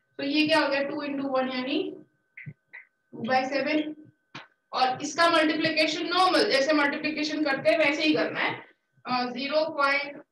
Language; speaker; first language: Hindi; native; Hindi